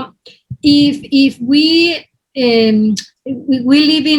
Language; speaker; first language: English; non-native, learner; Spanish